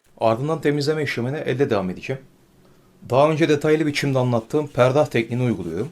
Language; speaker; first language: Turkish; native; Turkish